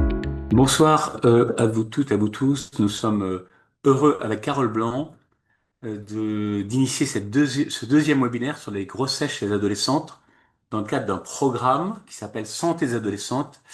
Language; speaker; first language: French; native; French